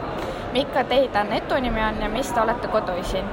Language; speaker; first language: Finnish; non-native, learner; Estonian